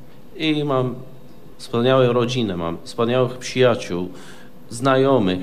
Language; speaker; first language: Polish; non-native, fluent; Arabic